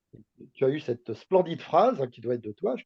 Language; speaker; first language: French; native; French